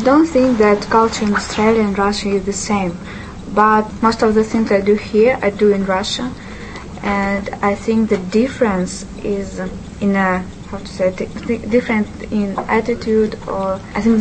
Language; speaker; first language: English; non-native, fluent; Russian